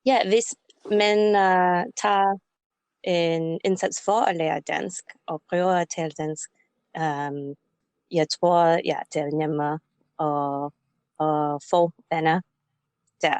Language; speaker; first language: Danish; non-native, learner; English